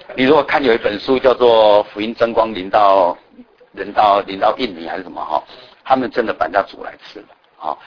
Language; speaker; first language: Chinese; native; Chinese